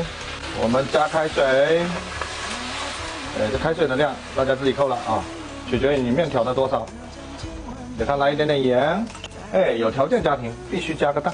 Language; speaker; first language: Chinese; native; Chinese